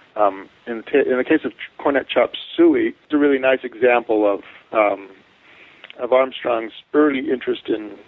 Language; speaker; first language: English; native; English